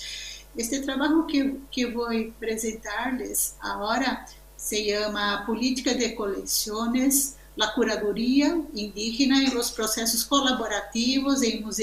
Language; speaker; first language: Spanish; non-native, learner; Portuguese